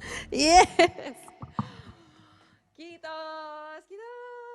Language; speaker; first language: Finnish; native; Finnish